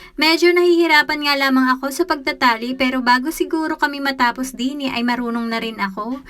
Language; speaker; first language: Filipino; native; Filipino